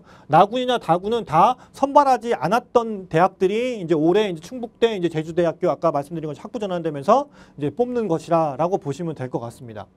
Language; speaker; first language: Korean; native; Korean